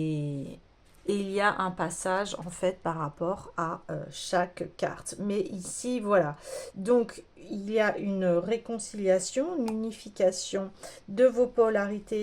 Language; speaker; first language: French; native; French